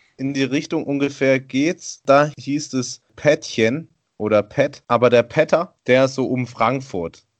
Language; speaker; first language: German; native; German